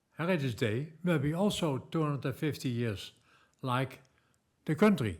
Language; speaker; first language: English; non-native, fluent; Dutch